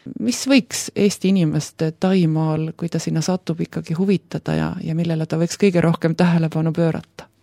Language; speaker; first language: Estonian; native; Estonian